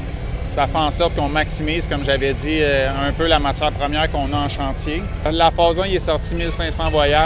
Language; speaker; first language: French; native; French